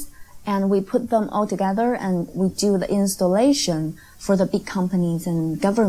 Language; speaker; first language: English; non-native, fluent; Chinese